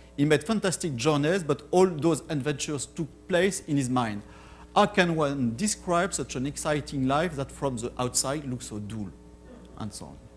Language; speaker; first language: English; non-native, fluent; French